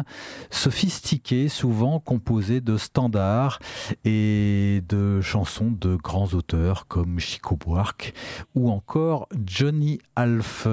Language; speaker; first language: French; native; French